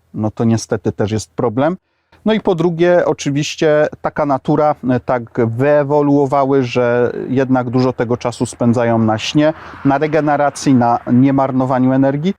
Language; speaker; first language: Polish; native; Polish